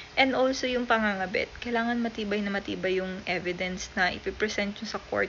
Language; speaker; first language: Filipino; native; Filipino